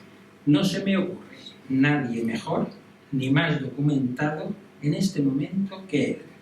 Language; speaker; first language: Spanish; native; Spanish